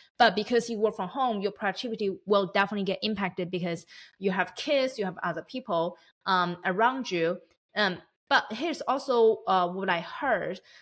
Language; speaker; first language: English; non-native, fluent; Chinese